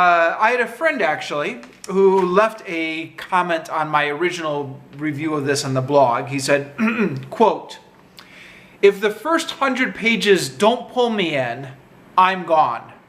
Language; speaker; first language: English; native; English